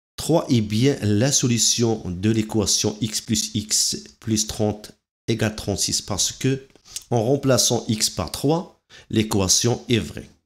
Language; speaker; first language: French; non-native, local second language; Arabic